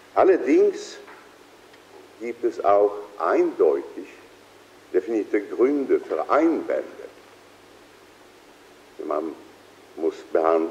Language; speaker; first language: German; non-native, fluent; Swedish